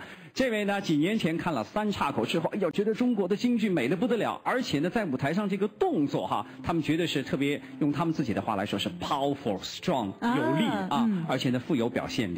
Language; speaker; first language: Chinese; native; Chinese